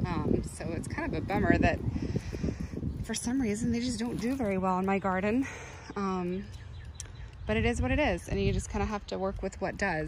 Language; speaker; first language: English; native; English